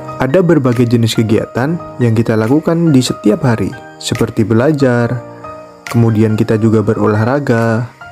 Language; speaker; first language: Indonesian; native; Indonesian